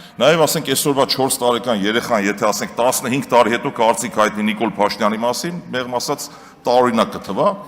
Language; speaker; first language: Armenian; native; Armenian